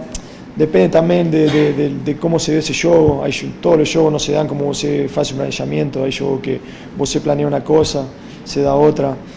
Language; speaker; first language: Portuguese; non-native, fluent; Spanish